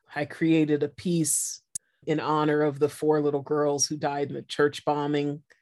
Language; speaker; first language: English; native; English